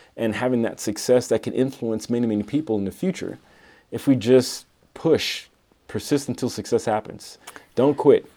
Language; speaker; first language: English; native; English